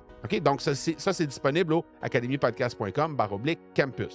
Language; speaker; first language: French; native; French